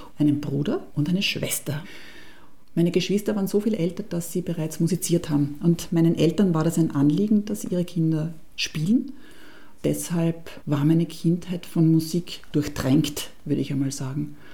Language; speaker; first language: German; native; German